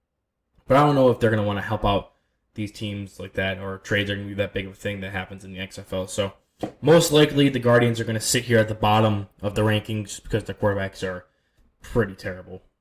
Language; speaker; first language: English; native; English